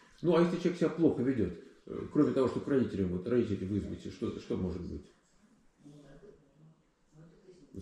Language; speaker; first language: Russian; native; Russian